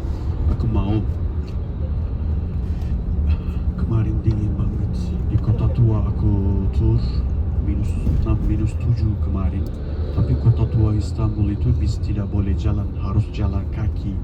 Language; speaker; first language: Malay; non-native, fluent; Turkish